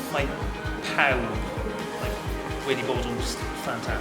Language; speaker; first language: Welsh; non-native, local second language; English